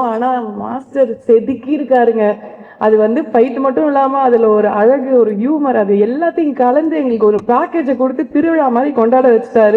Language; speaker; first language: Tamil; native; Tamil